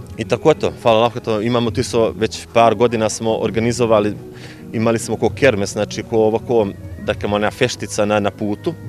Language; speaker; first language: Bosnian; native; Bosnian